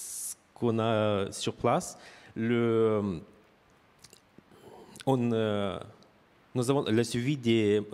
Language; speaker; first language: French; non-native, fluent; Romanian